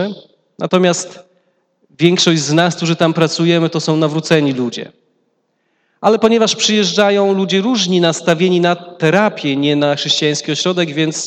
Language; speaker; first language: Polish; native; Polish